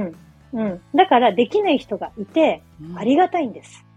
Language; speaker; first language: Japanese; native; Japanese